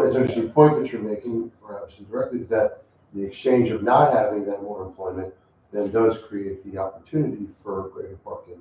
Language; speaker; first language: English; native; English